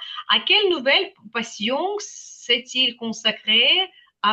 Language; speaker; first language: French; non-native, fluent; Ukrainian